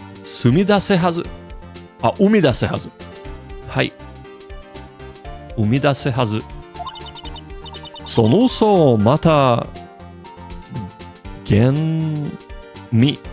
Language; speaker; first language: Japanese; non-native, learner; English